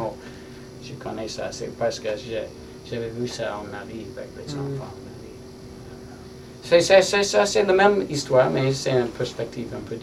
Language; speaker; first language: French; non-native, learner; English